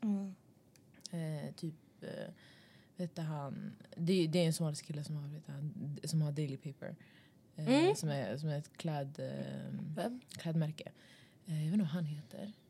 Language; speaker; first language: Swedish; early bilingual, other home language; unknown